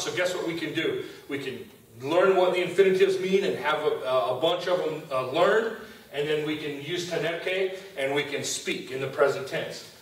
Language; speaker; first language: English; native; English